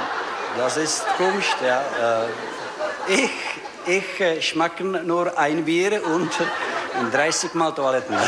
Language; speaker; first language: German; non-native, learner; Czech